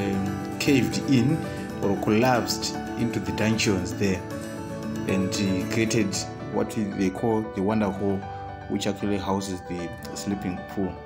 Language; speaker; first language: English; non-native, local second language; Shona